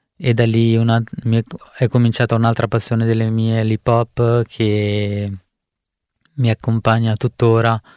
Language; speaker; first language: Italian; early bilingual, other home language; Punjabi